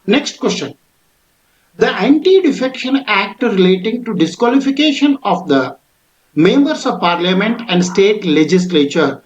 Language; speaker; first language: English; non-native, local second language; Kannada